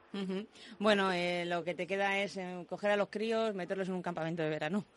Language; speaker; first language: Spanish; native; Spanish